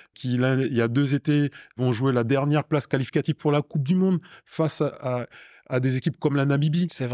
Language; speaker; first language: French; native; French